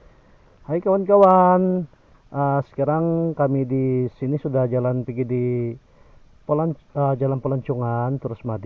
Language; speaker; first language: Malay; non-native, local second language; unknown